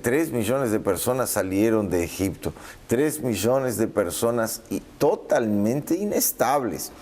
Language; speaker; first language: Spanish; native; Spanish